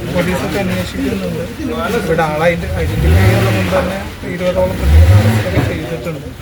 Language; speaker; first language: Malayalam; native; Malayalam